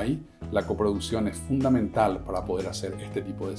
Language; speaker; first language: Spanish; native; Spanish